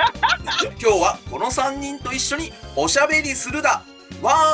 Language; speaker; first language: Japanese; native; Japanese